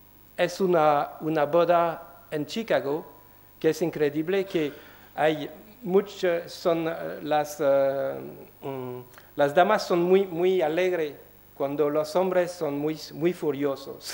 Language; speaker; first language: Spanish; non-native, learner; French